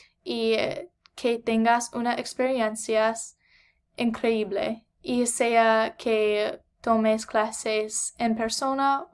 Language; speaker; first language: Spanish; non-native, learner; English